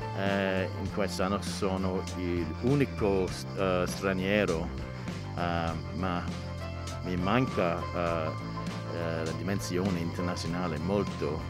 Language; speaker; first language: Italian; non-native, learner; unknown